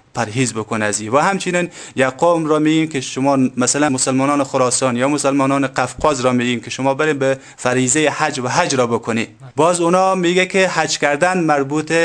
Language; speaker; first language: Persian; native; Persian